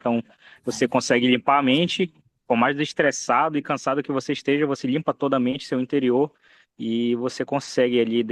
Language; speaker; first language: Portuguese; native; Portuguese